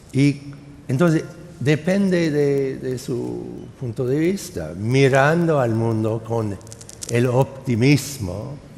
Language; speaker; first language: Spanish; non-native, fluent; English